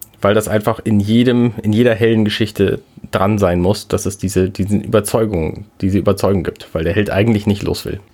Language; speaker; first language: German; native; German